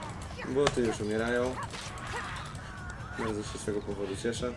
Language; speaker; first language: Polish; native; Polish